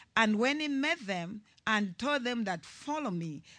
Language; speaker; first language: English; non-native, local second language; Ganda